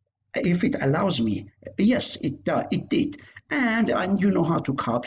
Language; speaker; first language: English; non-native, fluent; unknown